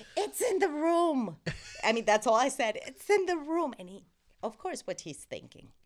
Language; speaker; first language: English; non-native, fluent; Spanish